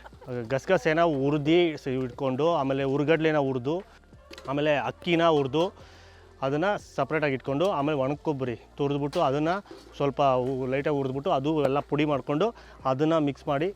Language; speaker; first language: Kannada; native; Kannada